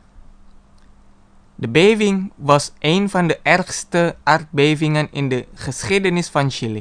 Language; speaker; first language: Dutch; non-native, fluent; Indonesian